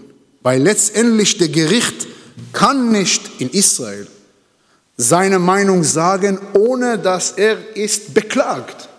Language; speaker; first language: German; non-native, learner; Hebrew